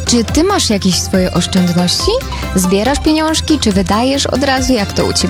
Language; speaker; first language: Polish; native; Polish